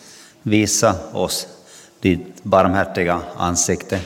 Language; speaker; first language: Swedish; non-native, local second language; Finnish